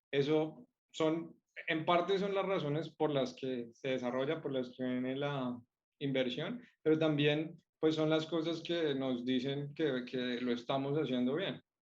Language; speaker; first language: Spanish; native; Spanish